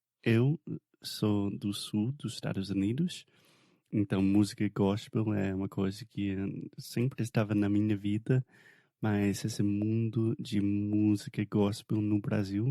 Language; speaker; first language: Portuguese; non-native, fluent; English